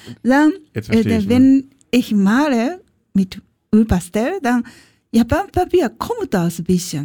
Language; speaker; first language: German; non-native, learner; Japanese